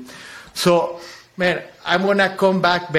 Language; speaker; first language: English; non-native, fluent; Spanish